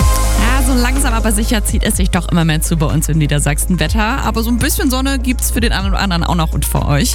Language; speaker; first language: German; native; German